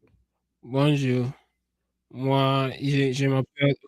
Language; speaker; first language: French; non-native, learner; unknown